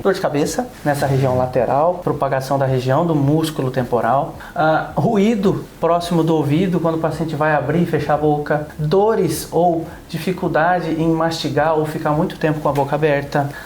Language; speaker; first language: Portuguese; native; Portuguese